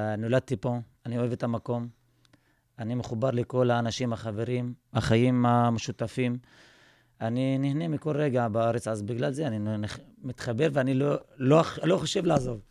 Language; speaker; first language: Hebrew; non-native, local second language; Arabic